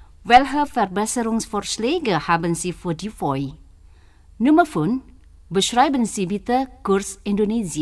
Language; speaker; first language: German; non-native, fluent; Indonesian